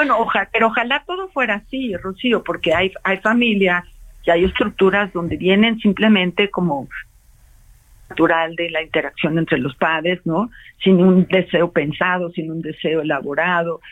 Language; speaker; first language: Spanish; native; Spanish